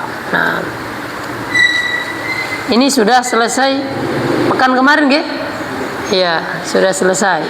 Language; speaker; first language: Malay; non-native, local second language; Javanese